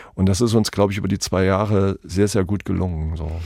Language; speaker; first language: German; native; German